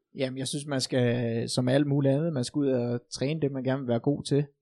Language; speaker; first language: Danish; native; Danish